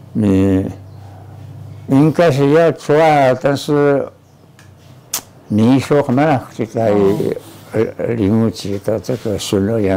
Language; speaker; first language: Chinese; non-native, local second language; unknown